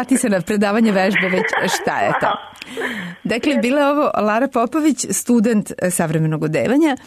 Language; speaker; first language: Serbian; native; Serbian